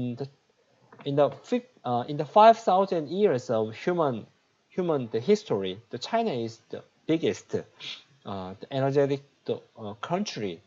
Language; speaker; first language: English; non-native, learner; Korean